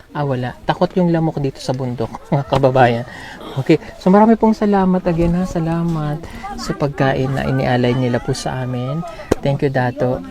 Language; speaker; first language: Filipino; non-native, local second language; Cebuano